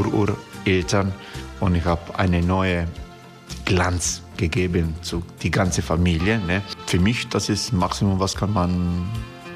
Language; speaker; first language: German; non-native, learner; Croatian